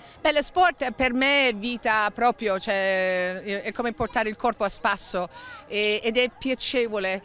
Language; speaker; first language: Italian; non-native, fluent; English